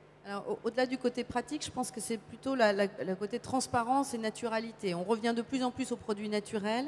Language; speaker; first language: French; native; French